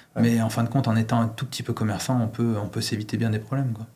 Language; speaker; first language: French; native; French